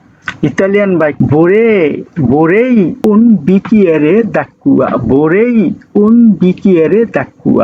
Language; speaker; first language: Italian; non-native, learner; Bangla